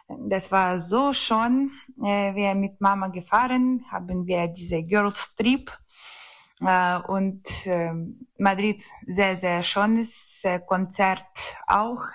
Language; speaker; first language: German; non-native, learner; Ukrainian